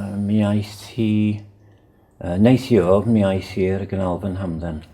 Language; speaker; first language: Welsh; non-native, learner; English